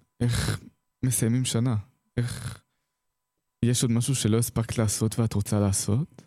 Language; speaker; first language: Hebrew; native; Hebrew